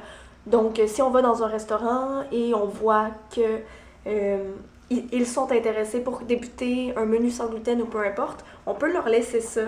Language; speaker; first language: French; native; French